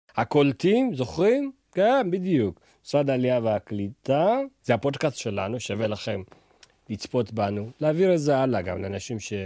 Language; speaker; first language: Hebrew; early bilingual, other home language; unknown